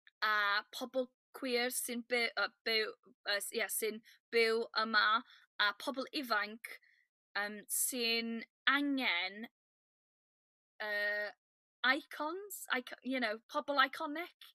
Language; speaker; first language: Welsh; non-native, learner; English